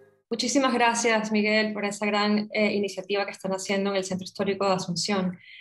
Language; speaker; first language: Spanish; native; Spanish